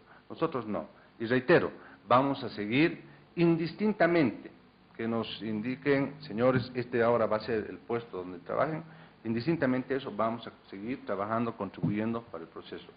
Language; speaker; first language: Spanish; native; Spanish